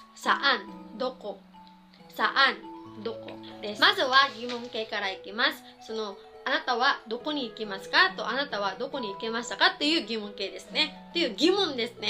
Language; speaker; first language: Japanese; non-native, fluent; Filipino